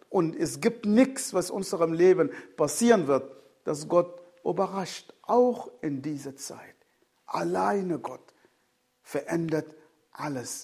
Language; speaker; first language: German; non-native, fluent; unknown